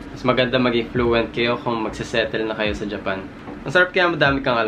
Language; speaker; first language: Filipino; early bilingual, heritage; Filipino